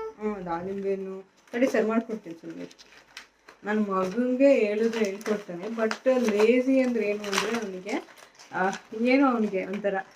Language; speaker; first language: Kannada; non-native, local second language; Telugu